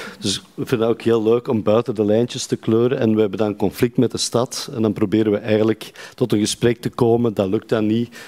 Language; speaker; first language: Dutch; native; Dutch